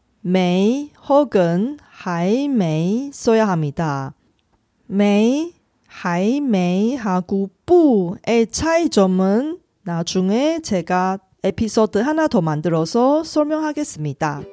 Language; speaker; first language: Korean; non-native, local second language; Chinese